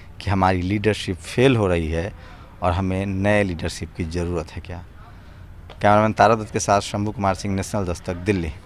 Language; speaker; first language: Hindi; native; Hindi